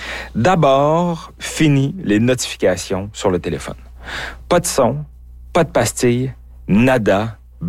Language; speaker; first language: French; native; French